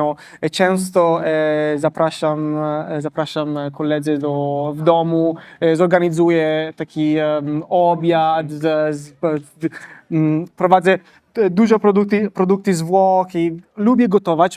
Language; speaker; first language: Polish; non-native, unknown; Italian